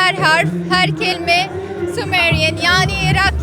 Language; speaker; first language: Turkish; non-native, learner; Arabic